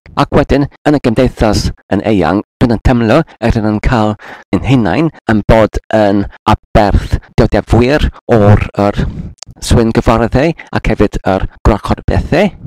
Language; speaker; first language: Welsh; non-native, learner; English